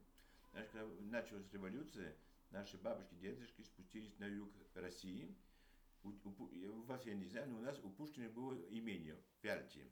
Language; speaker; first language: Russian; early bilingual, heritage; Russian